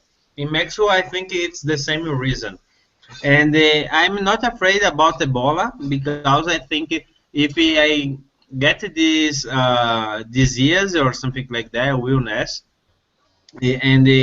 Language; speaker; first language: English; non-native, learner; Portuguese